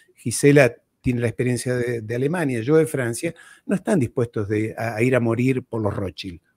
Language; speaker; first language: Spanish; native; Spanish